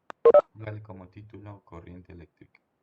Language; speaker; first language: Spanish; native; Spanish